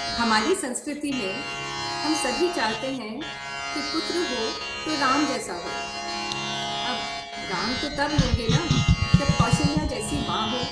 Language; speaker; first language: Hindi; native; Hindi